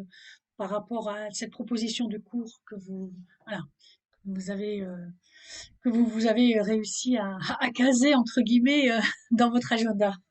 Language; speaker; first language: French; native; French